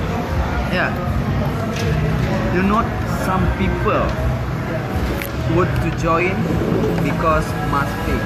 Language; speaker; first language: English; non-native, learner; Indonesian